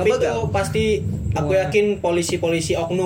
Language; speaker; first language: Indonesian; native; Indonesian